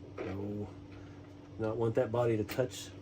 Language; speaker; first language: English; native; English